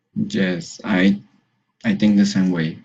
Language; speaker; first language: English; non-native, learner; Spanish